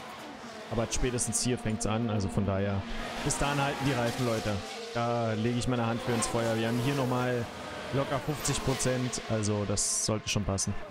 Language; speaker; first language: German; native; German